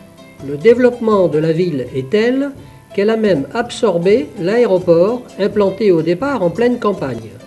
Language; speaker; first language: French; native; French